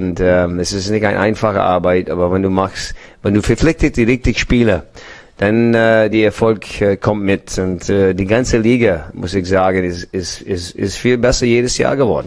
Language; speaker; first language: German; non-native, fluent; English